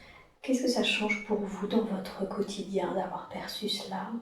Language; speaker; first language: French; native; French